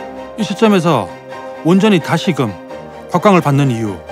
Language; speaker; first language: Korean; native; Korean